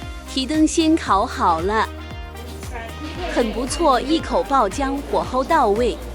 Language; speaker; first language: Chinese; native; Chinese